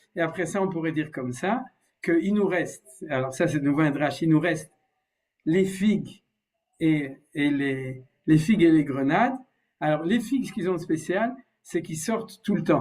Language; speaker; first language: French; native; French